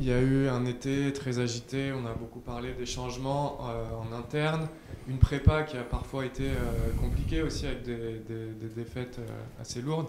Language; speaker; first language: French; native; French